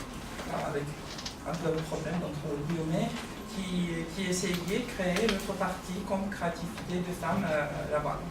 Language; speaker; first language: French; non-native, fluent; Persian